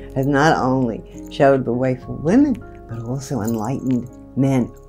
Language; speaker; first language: English; native; English